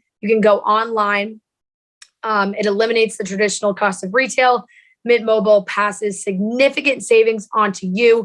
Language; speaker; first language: English; native; English